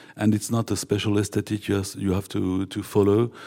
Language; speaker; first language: English; non-native, fluent; French